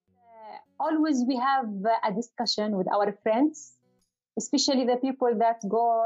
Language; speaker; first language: English; non-native, learner; Arabic